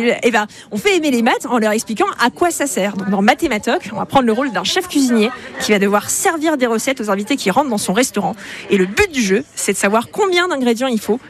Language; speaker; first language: French; native; French